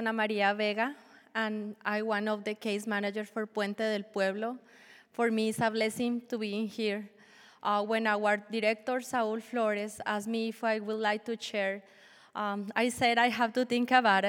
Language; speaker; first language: English; non-native, fluent; Spanish